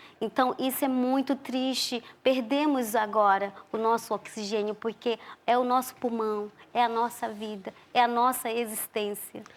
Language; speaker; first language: Portuguese; non-native, local second language; Ticuna